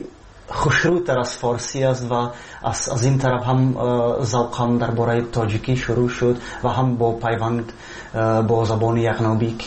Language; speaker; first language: Persian; non-native, fluent; Czech